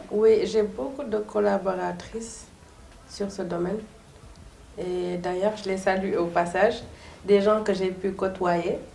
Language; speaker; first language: French; non-native, local second language; Soninke